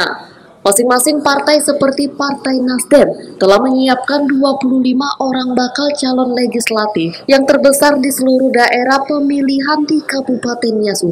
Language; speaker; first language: Indonesian; native; Indonesian